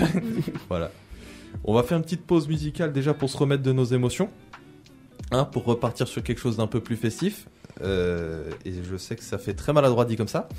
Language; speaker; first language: French; native; French